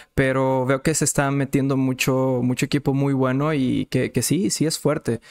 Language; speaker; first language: Spanish; non-native, fluent; Serbian